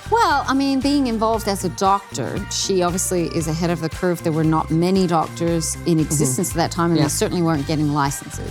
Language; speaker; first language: English; native; English